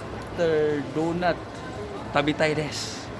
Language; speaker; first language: Japanese; non-native, learner; Cebuano